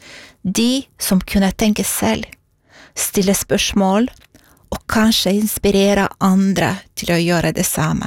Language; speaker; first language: Norwegian; non-native, fluent; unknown